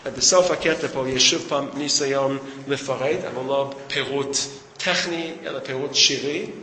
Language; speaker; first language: Hebrew; non-native, fluent; English